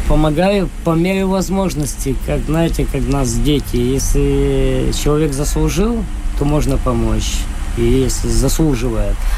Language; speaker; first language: Russian; non-native, local second language; Ukrainian